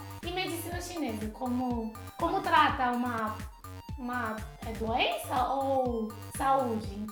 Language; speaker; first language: Portuguese; non-native, fluent; Chinese